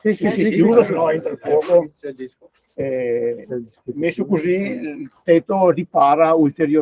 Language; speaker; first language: Italian; native; Italian